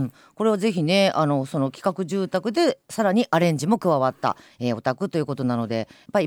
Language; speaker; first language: Japanese; native; Japanese